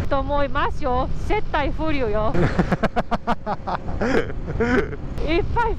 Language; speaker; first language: Japanese; non-native, learner; Spanish